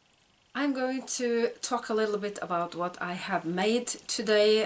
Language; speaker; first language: English; non-native, fluent; Norwegian